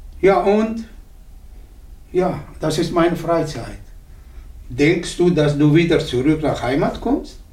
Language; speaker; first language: German; non-native, learner; Arabic